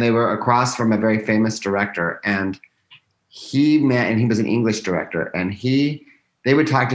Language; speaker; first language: English; native; English